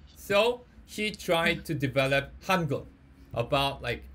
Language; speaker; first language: English; non-native, fluent; Korean